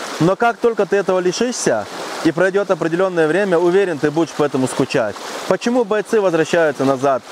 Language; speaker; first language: Russian; non-native, local second language; Chechen